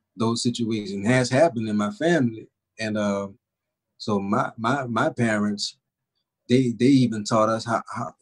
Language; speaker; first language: English; native; English